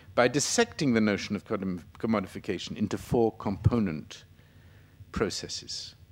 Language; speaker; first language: English; native; English